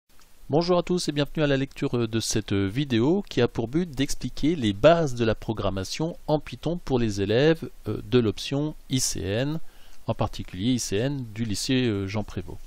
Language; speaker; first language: French; native; French